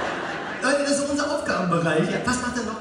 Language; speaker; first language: German; native; German